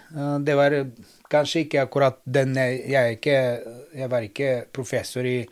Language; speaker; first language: Norwegian; non-native, fluent; Bulgarian